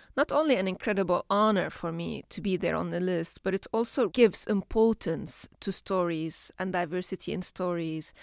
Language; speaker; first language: English; non-native, fluent; Arabic